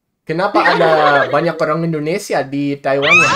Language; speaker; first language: Indonesian; non-native, learner; English